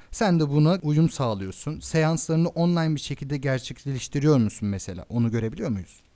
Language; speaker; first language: Turkish; early bilingual, heritage; Turkish